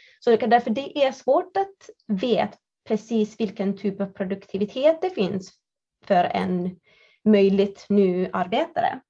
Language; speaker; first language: Swedish; non-native, fluent; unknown